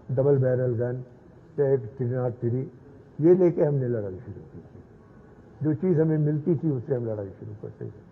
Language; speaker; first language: Urdu; native; Urdu